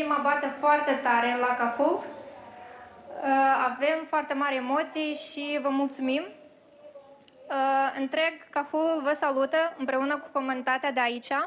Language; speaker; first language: Romanian; native; Romanian